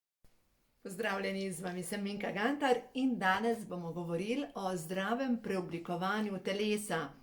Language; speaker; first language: Slovenian; native; Slovenian